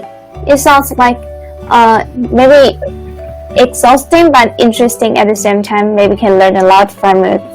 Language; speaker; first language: English; non-native, learner; Chinese